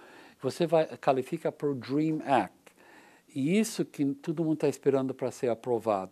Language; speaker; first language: Portuguese; non-native, learner; English